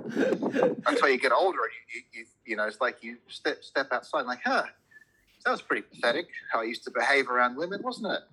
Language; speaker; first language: English; native; English